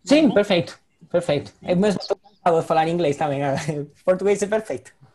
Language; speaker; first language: Portuguese; non-native, fluent; Spanish